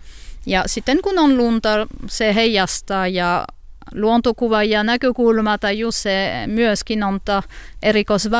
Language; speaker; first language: Finnish; non-native, learner; French